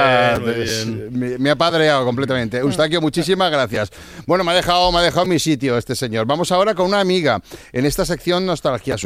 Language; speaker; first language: Spanish; native; Spanish